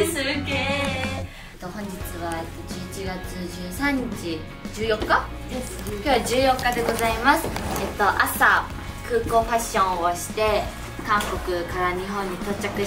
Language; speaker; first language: Japanese; native; Japanese